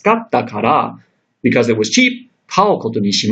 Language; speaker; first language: Japanese; non-native, fluent; English